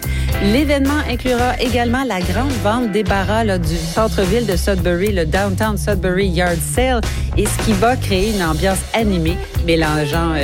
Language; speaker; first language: French; native; French